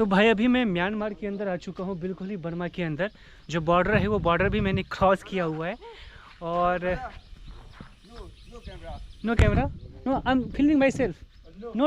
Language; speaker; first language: Hindi; native; Hindi